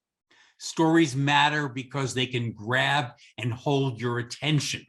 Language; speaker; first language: English; native; English